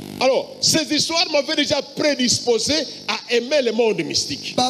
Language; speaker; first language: French; non-native, local second language; Lingala